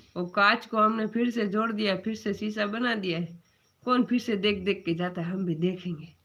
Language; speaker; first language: Hindi; non-native, local second language; Gujarati